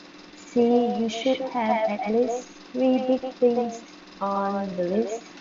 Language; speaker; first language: English; non-native, learner; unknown